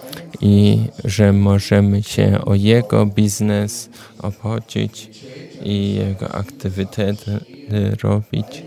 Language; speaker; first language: Polish; non-native, learner; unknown